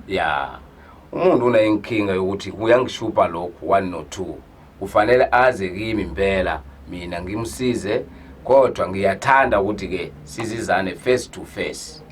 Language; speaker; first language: Zulu; native; Zulu